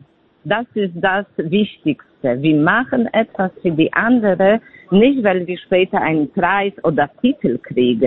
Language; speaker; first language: German; non-native, fluent; Polish